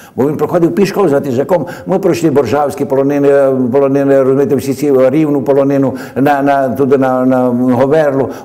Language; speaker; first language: Ukrainian; native; Ukrainian